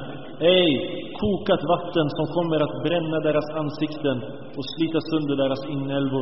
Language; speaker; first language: Swedish; early bilingual, other home language; Arabic